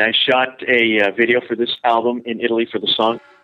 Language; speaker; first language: English; early bilingual, other home language; Spanish